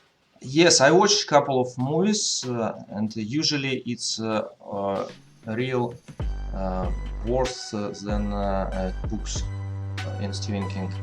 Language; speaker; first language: English; non-native, learner; Russian